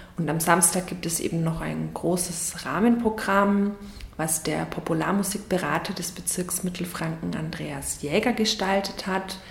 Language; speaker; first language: German; native; German